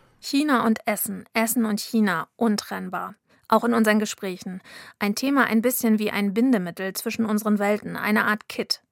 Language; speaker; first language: German; native; German